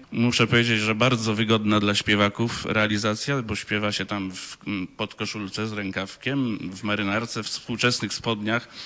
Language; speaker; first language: Polish; native; Polish